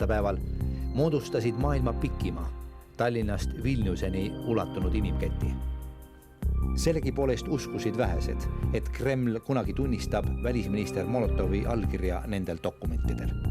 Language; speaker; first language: Estonian; native; Estonian